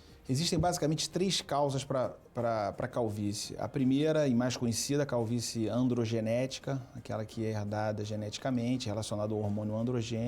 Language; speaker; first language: Portuguese; native; Portuguese